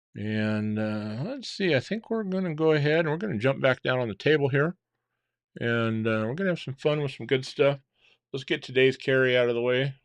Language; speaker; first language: English; native; English